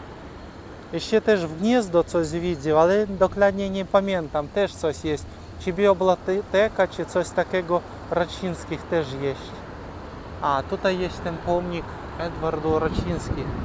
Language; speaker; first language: Polish; non-native, learner; Ukrainian